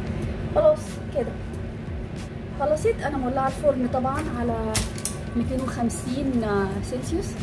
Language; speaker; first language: Arabic; native; Arabic